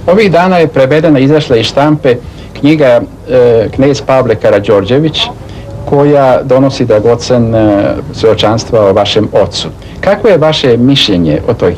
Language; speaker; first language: Bosnian; native; Bosnian